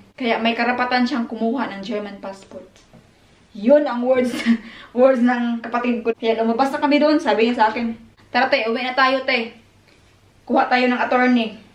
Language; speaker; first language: Filipino; non-native, local second language; Cebuano